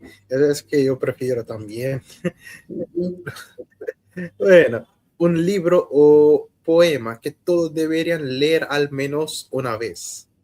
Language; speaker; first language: Spanish; non-native, learner; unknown